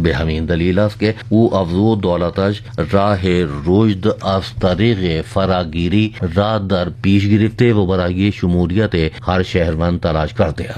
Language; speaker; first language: Persian; non-native, fluent; Urdu